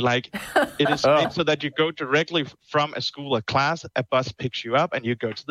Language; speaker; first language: English; non-native, fluent; Danish